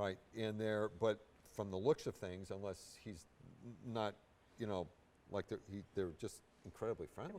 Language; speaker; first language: English; native; English